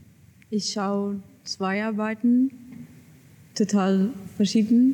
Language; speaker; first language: German; non-native, learner; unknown